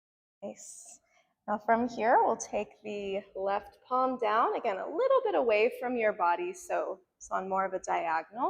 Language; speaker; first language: English; native; English